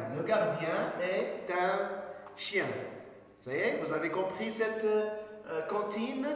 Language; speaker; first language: French; non-native, local second language; Arabic